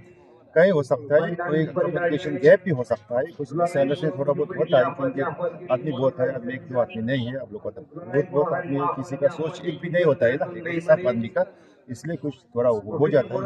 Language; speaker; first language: Hindi; non-native, learner; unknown